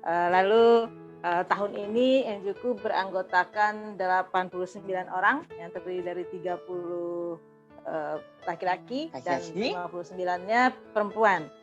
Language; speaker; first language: Indonesian; native; Indonesian